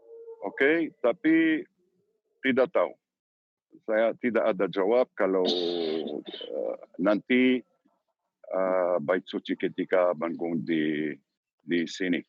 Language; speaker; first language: Indonesian; non-native, learner; Hebrew